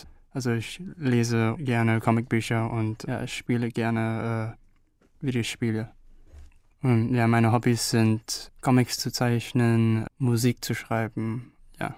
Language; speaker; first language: German; early bilingual, other home language; Korean